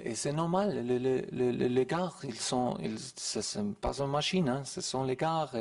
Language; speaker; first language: French; non-native, learner; German